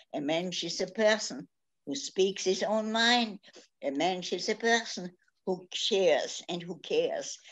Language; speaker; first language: English; early bilingual, other home language; German